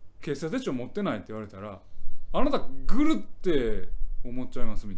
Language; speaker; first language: Japanese; native; Japanese